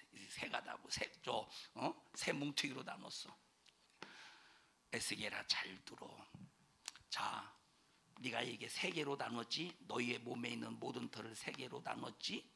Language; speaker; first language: Korean; native; Korean